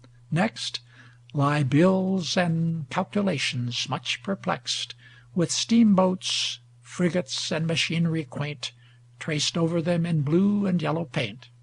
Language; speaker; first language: English; native; English